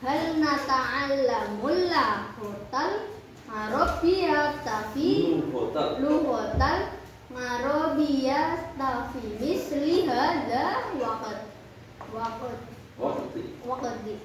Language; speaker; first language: Arabic; non-native, learner; Indonesian